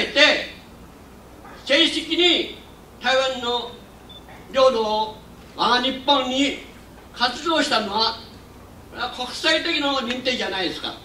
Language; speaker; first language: Japanese; non-native, local second language; Min Nan Chinese